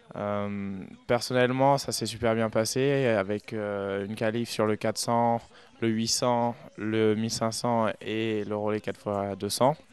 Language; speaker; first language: French; native; French